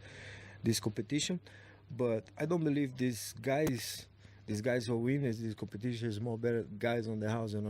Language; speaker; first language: English; non-native, learner; Portuguese